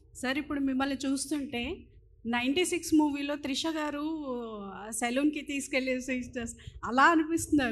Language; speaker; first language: Telugu; native; Telugu